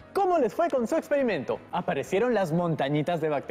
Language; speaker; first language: Spanish; native; Spanish